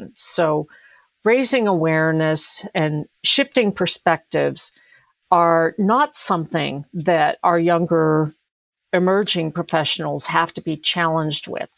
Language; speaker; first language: English; native; English